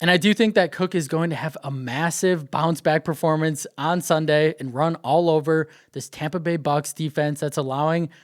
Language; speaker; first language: English; native; English